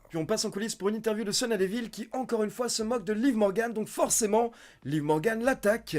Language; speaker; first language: French; native; French